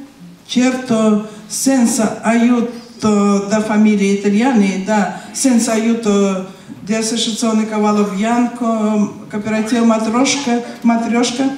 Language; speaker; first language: Italian; non-native, learner; Russian